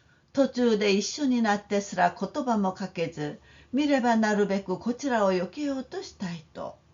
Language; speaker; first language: Japanese; non-native, fluent; Korean